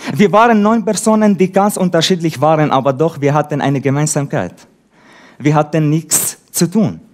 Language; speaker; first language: German; non-native, fluent; Arabic